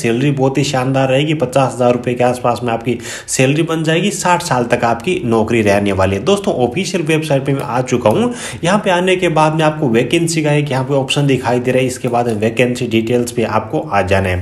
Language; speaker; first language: Hindi; native; Hindi